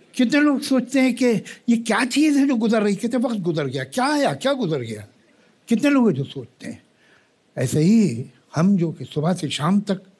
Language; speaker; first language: Hindi; native; Hindi